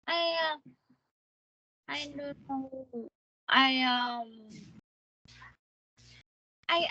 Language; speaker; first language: English; non-native, learner; Vietnamese